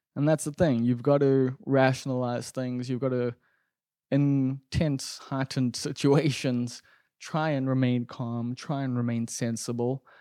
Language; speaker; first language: English; native; English